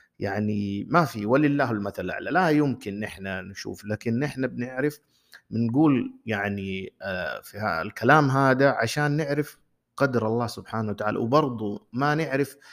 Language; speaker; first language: Arabic; native; Arabic